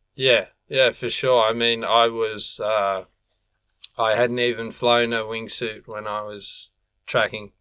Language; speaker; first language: English; native; English